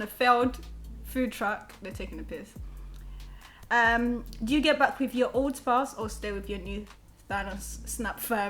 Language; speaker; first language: English; native; English